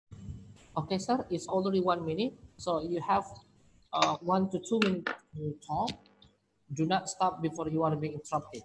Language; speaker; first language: English; non-native, fluent; Indonesian